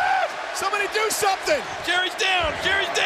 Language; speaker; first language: English; native; English